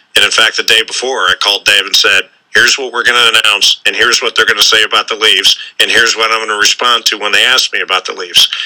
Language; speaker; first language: English; native; English